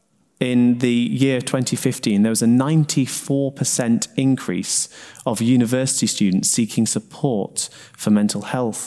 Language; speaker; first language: English; native; English